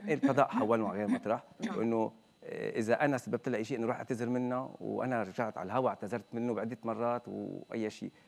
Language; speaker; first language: Arabic; native; Arabic